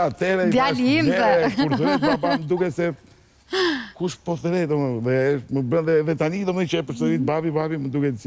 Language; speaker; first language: Albanian; native; Albanian